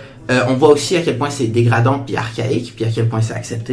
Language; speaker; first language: French; native; French